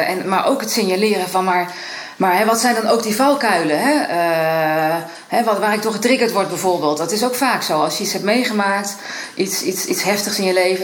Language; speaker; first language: Dutch; native; Dutch